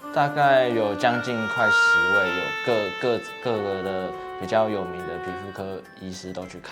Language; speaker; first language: Chinese; native; Chinese